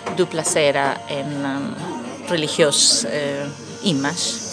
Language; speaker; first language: Swedish; non-native, learner; Spanish